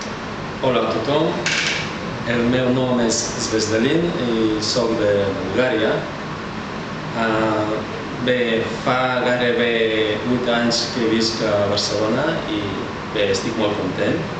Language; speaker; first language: Catalan; non-native, fluent; Bulgarian